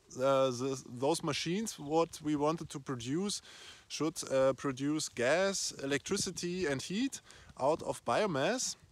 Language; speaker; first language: English; non-native, fluent; German